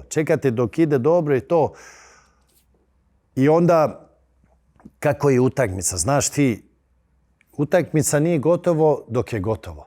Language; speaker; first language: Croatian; early bilingual, heritage; Bosnian